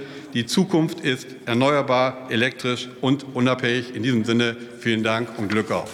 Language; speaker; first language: German; native; German